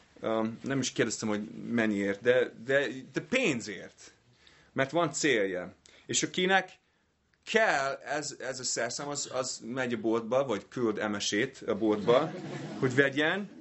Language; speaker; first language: Hungarian; non-native, fluent; English